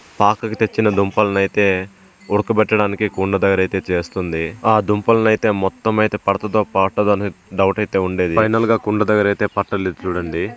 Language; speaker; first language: Telugu; non-native, local second language; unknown